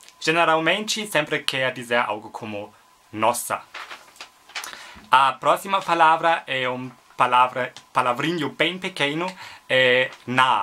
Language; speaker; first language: Portuguese; non-native, learner; German